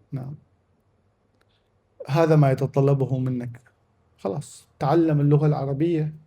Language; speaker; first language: Arabic; native; Arabic